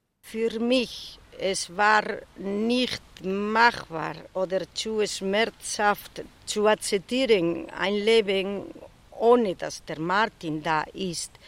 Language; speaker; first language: German; non-native, fluent; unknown